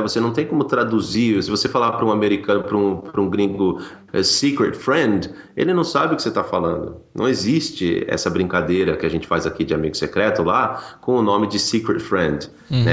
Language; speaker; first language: Portuguese; native; Portuguese